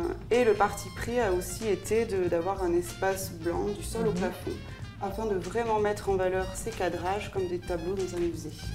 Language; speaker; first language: French; native; French